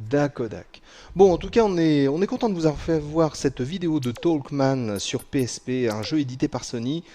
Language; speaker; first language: French; native; French